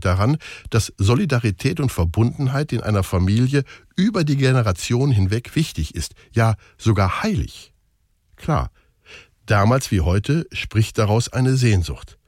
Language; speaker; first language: German; native; German